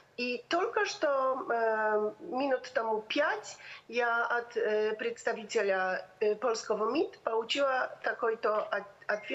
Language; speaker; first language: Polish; non-native, learner; Russian